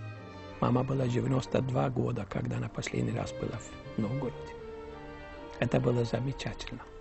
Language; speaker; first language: Russian; early bilingual, heritage; Russian